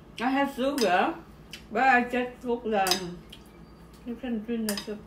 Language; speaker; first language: English; non-native, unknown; Vietnamese